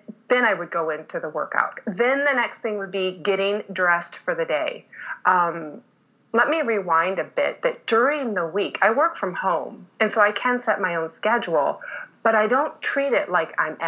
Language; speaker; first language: English; native; English